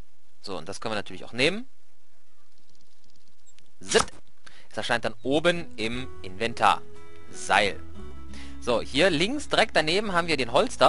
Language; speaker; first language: German; native; German